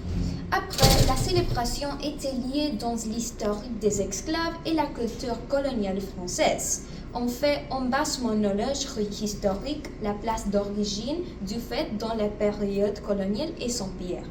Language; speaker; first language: French; non-native, learner; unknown